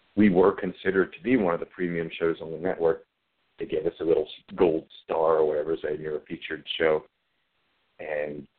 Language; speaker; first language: English; native; English